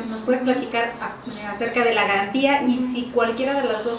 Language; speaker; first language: Spanish; native; Spanish